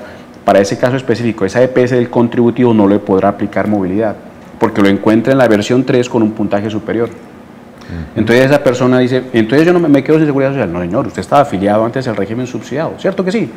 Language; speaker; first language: Spanish; native; Spanish